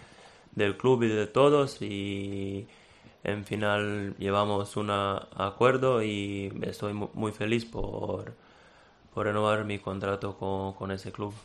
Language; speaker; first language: Spanish; non-native, fluent; Serbian